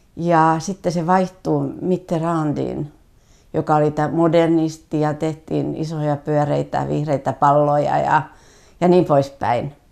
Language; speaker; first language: Finnish; native; Finnish